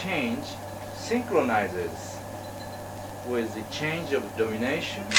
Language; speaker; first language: English; non-native, learner; Japanese